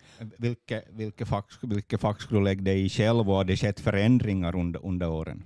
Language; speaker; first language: Swedish; native; Swedish